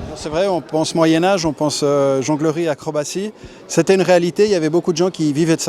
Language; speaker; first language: French; native; French